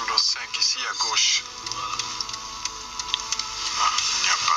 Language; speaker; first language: French; non-native, fluent; Dutch